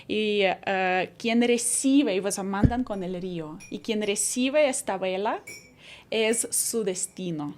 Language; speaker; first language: Spanish; non-native, fluent; Ukrainian